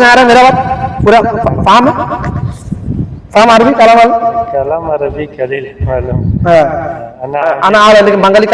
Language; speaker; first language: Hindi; non-native, fluent; Bangla